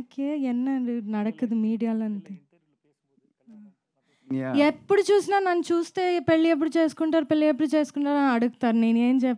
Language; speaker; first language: Telugu; non-native, fluent; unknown